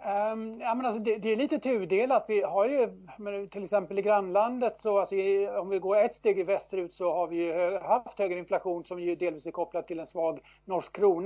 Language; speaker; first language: Swedish; native; Swedish